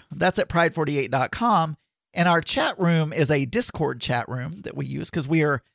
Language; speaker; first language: English; non-native, local second language; Filipino